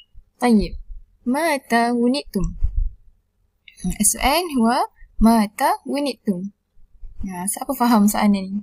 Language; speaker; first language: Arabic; non-native, learner; Malay